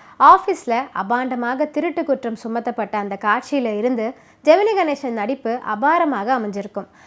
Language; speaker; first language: Tamil; native; Tamil